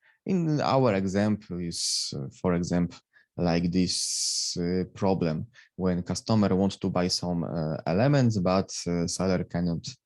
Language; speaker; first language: English; non-native, fluent; Polish